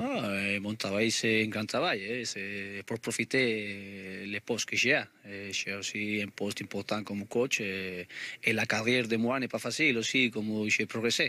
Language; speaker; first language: French; non-native, learner; Spanish